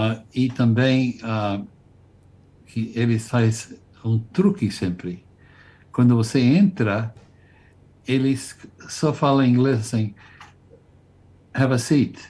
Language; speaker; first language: Portuguese; non-native, fluent; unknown